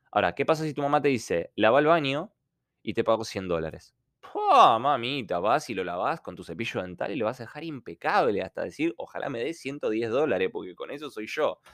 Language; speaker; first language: Spanish; non-native, fluent; Ukrainian